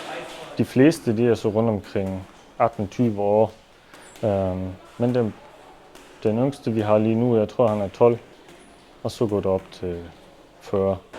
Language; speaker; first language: Danish; non-native, local second language; German